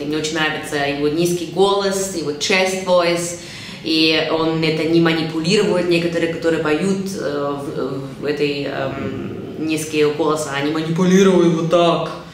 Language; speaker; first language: Russian; early bilingual, heritage; Russian